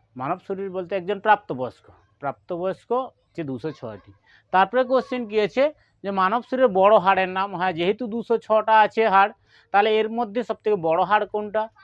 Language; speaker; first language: Bangla; non-native, local second language; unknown